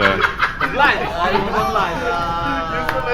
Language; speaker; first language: English; non-native, learner; Polish